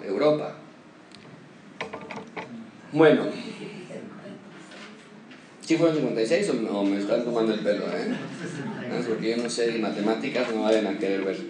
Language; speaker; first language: Spanish; native; Spanish